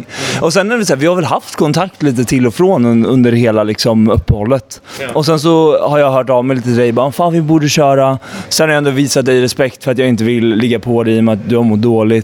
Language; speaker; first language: Swedish; native; Swedish